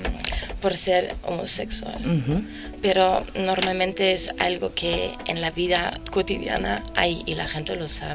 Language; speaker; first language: Spanish; non-native, fluent; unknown